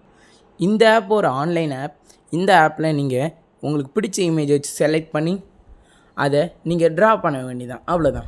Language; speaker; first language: Tamil; native; Tamil